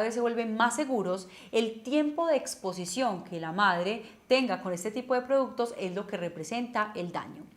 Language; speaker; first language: Spanish; native; Spanish